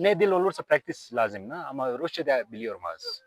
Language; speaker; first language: Turkish; non-native, learner; Tibetan